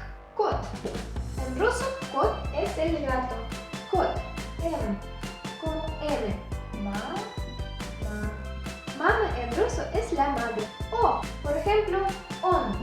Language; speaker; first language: Spanish; non-native, fluent; Russian